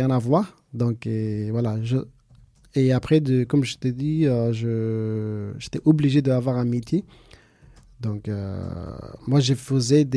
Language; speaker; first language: French; non-native, fluent; Persian